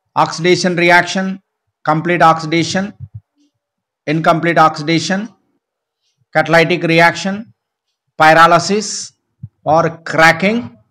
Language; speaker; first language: English; non-native, local second language; Telugu